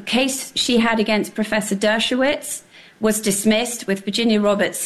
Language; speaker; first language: English; native; English